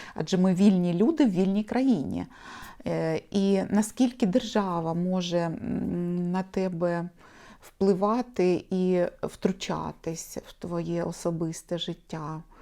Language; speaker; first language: Ukrainian; non-native, local second language; Russian